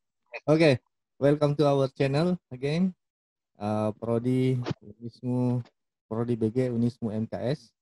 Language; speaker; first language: English; non-native, fluent; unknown